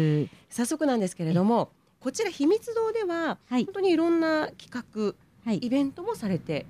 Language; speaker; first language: Japanese; native; Japanese